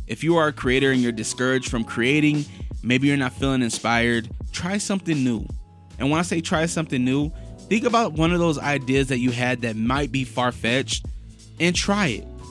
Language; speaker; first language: English; native; English